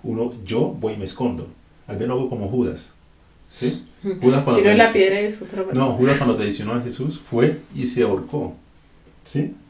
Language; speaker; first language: Spanish; native; Spanish